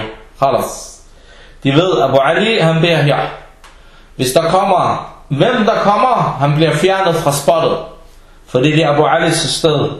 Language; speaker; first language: Danish; early bilingual, other home language; Arabic